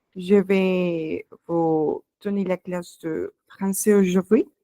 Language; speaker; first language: French; non-native, fluent; Spanish